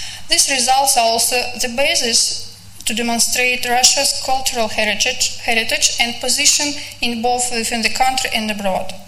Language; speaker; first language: English; non-native, fluent; Russian